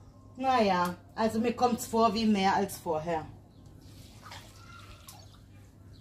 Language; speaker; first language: German; native; German